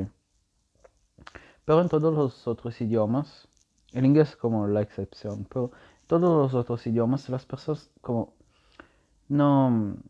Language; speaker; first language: Spanish; non-native, learner; Italian